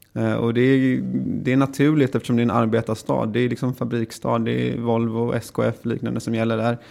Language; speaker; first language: Swedish; native; Swedish